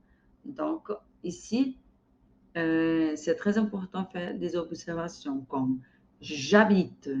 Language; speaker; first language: French; non-native, fluent; Portuguese